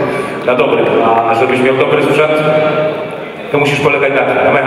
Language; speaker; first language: Polish; native; Polish